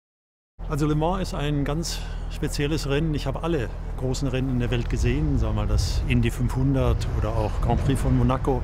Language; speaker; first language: German; native; German